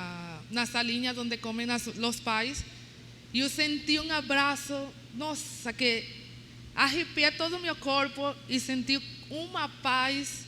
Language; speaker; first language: Portuguese; non-native, learner; Spanish